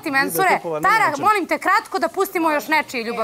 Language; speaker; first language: Serbian; native; Serbian